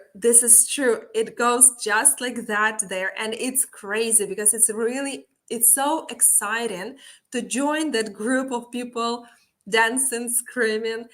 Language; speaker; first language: English; non-native, fluent; Ukrainian